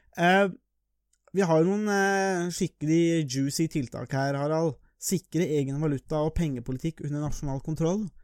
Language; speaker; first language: Norwegian; native; Norwegian